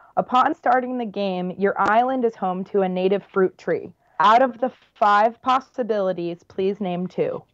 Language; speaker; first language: English; native; English